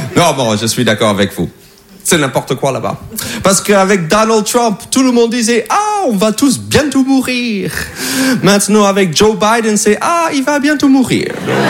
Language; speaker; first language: French; non-native, fluent; English